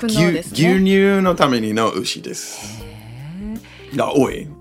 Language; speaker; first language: Japanese; non-native, learner; English